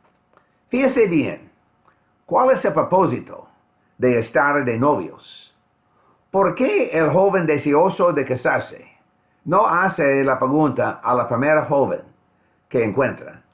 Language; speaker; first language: Spanish; non-native, fluent; English